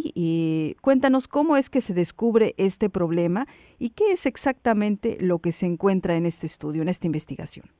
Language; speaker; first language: Spanish; native; Spanish